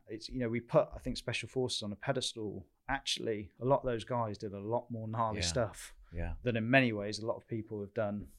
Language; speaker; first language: English; native; English